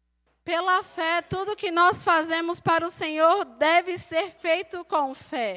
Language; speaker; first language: Portuguese; native; Portuguese